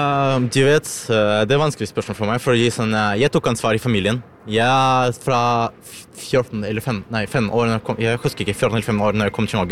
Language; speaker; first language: Norwegian; early bilingual, other home language; Ukrainian